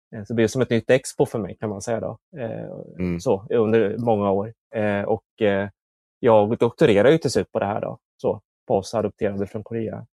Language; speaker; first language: Swedish; native; Swedish